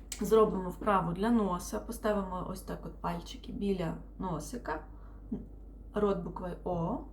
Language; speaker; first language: Ukrainian; non-native, local second language; Russian